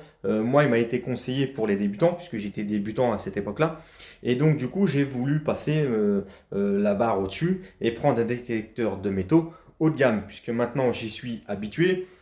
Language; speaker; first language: French; native; French